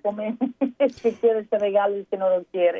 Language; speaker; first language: Spanish; native; Spanish